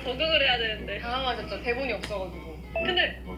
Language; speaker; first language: Korean; native; Korean